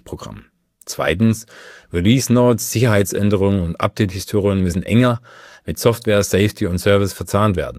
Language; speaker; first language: German; native; German